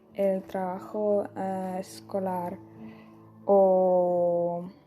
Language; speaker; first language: Spanish; non-native, learner; English